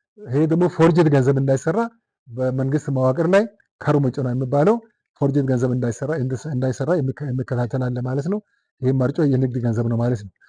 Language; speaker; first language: Amharic; non-native, local second language; Wolaytta